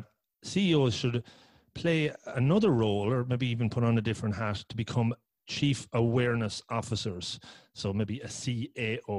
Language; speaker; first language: English; native; English